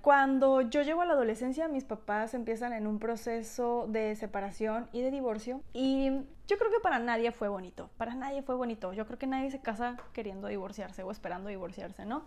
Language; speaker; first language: Spanish; native; Spanish